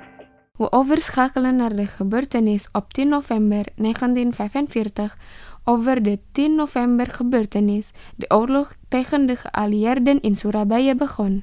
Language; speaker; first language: Dutch; non-native, fluent; Indonesian